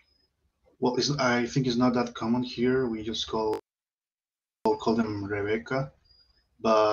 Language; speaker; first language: English; non-native, learner; Spanish